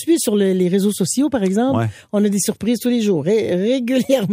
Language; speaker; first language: French; native; French